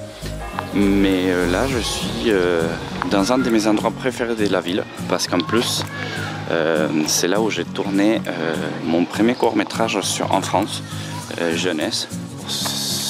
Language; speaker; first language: French; non-native, fluent; Spanish